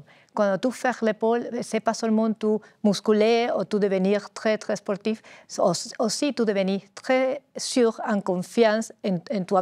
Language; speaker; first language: French; non-native, learner; Spanish